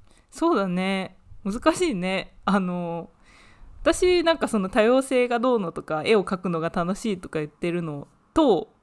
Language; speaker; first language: Japanese; native; Japanese